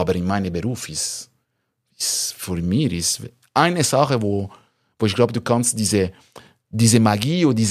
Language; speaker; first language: German; non-native, local second language; French